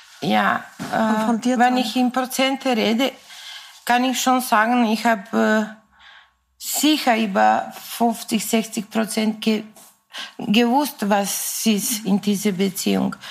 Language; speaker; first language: German; non-native, fluent; Serbian